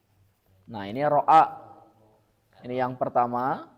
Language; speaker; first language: Indonesian; non-native, local second language; Sundanese